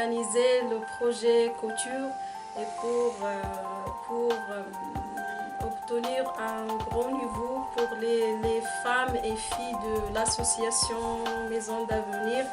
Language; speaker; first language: French; non-native, local second language; Arabic